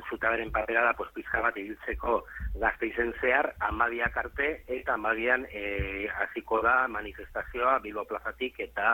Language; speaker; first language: Basque; native; Basque